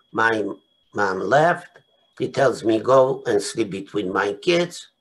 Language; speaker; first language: English; non-native, fluent; Polish